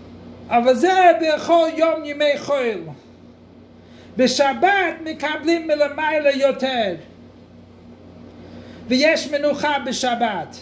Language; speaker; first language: Hebrew; non-native, fluent; English